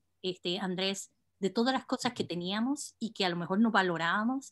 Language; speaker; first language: Spanish; native; Spanish